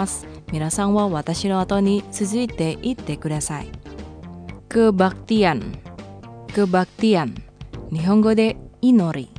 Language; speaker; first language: Japanese; non-native, fluent; Indonesian